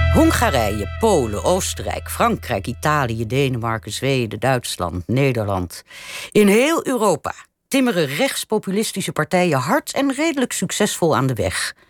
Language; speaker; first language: Dutch; native; Dutch